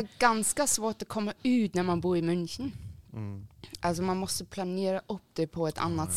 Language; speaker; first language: Swedish; non-native, fluent; German